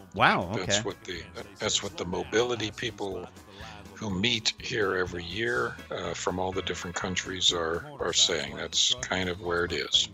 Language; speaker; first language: English; native; English